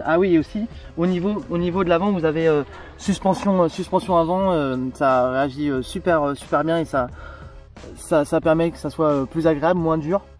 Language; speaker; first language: French; native; French